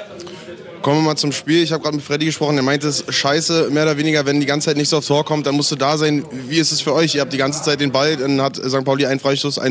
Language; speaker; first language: German; native; German